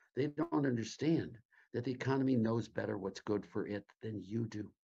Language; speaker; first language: English; native; English